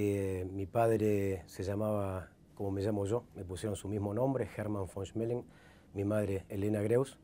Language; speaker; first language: Spanish; native; Spanish